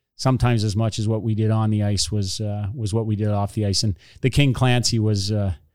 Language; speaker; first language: English; native; English